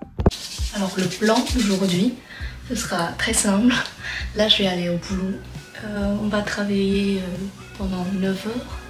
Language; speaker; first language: French; non-native, fluent; Vietnamese